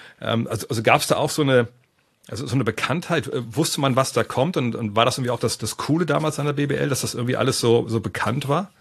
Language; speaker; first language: German; native; German